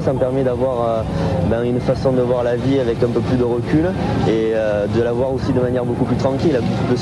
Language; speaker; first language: French; native; French